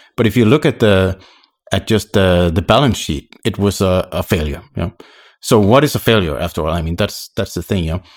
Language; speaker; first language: English; non-native, fluent; Danish